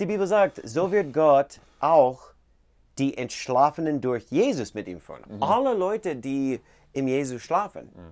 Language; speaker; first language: German; non-native, learner; English